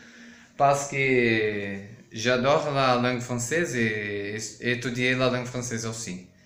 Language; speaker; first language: French; non-native, learner; Portuguese